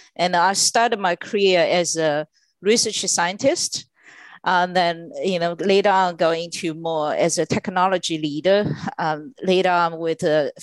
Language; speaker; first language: English; non-native, fluent; Chinese